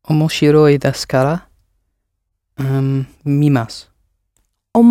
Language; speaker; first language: Japanese; non-native, learner; English